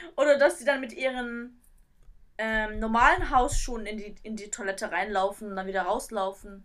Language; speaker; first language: German; early bilingual, other home language; Turkish